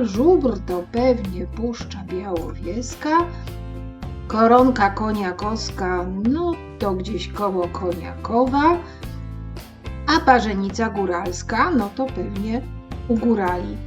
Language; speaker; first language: Polish; native; Polish